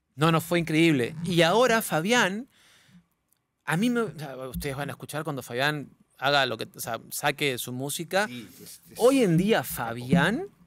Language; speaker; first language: Spanish; native; Spanish